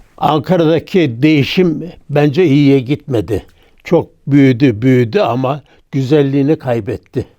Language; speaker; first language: Turkish; native; Turkish